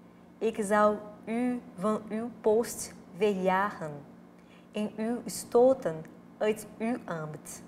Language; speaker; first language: Dutch; non-native, fluent; Portuguese